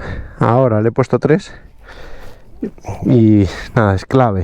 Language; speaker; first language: Spanish; native; Spanish